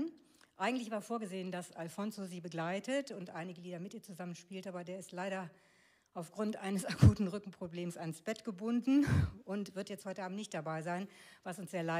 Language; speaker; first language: German; native; German